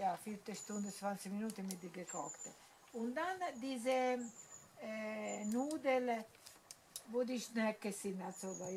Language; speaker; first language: German; non-native, learner; Italian